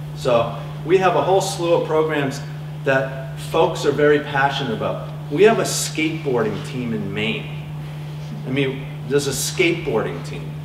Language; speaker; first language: English; native; English